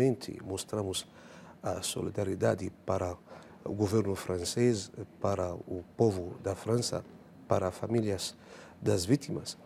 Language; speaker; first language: Portuguese; non-native, fluent; Arabic